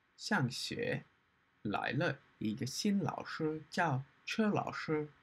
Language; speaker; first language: Chinese; non-native, fluent; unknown